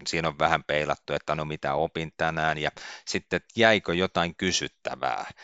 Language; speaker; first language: Finnish; native; Finnish